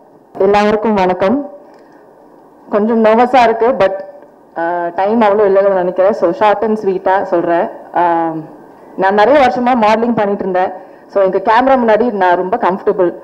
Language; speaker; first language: Tamil; non-native, fluent; Malayalam